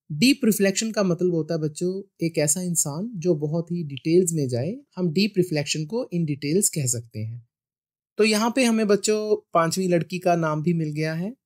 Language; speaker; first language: Hindi; non-native, local second language; Punjabi